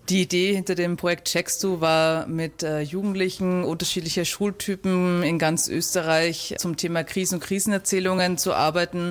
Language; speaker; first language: German; native; German